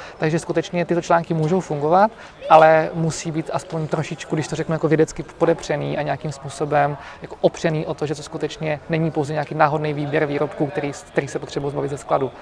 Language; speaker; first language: Czech; native; Czech